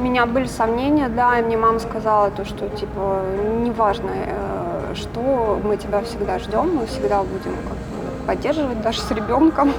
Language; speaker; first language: Russian; native; Russian